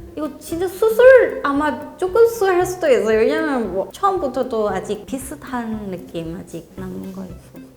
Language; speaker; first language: Korean; non-native, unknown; Thai